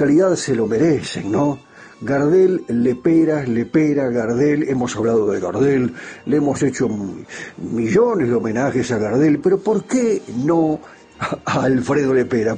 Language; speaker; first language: Spanish; native; Spanish